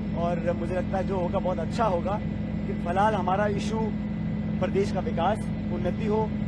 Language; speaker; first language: Hindi; native; Hindi